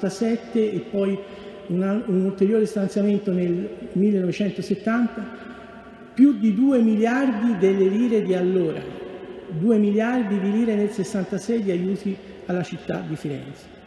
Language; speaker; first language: Italian; native; Italian